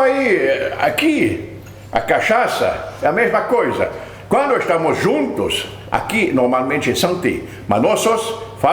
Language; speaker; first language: Portuguese; non-native, fluent; French